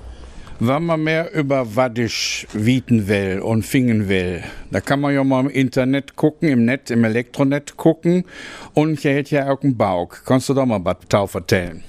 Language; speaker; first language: German; native; German